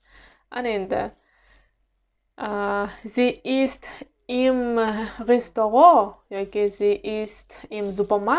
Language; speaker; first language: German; non-native, fluent; Uzbek